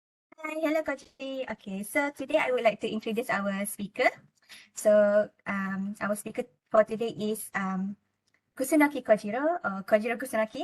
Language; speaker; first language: English; non-native, local second language; Malay